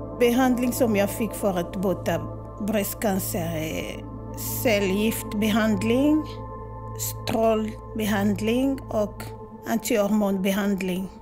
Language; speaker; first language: Swedish; non-native, fluent; Lingala